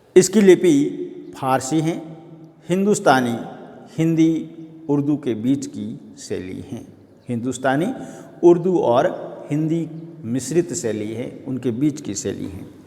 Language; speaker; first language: Hindi; native; Hindi